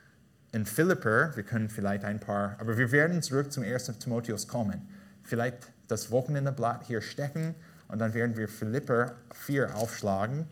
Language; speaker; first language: German; non-native, fluent; English